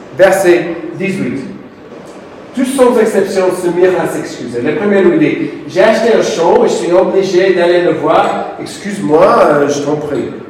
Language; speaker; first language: French; non-native, fluent; English